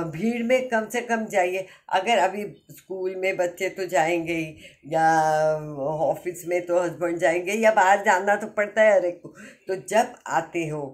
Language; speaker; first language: Hindi; non-native, local second language; Marathi